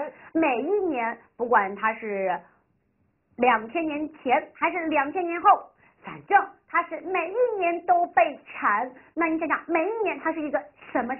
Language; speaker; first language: Chinese; native; Chinese